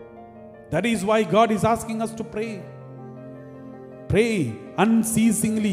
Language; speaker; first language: English; non-native, local second language; Malayalam